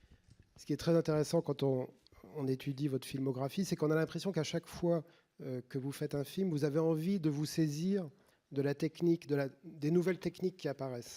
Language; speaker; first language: French; native; French